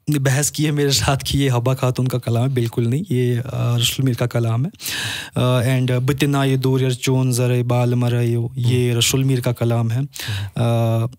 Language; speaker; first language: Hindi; non-native, local second language; Kashmiri